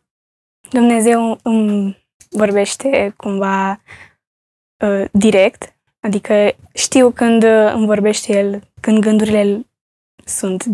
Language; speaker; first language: Romanian; early bilingual, heritage; Romanian